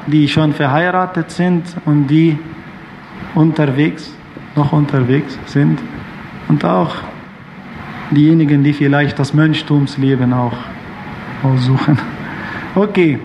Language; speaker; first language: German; non-native, fluent; Arabic